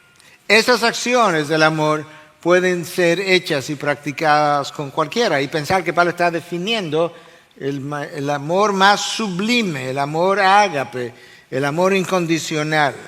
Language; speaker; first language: Spanish; native; Spanish